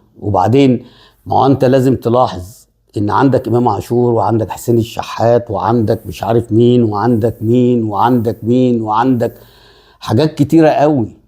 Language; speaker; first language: Arabic; native; Arabic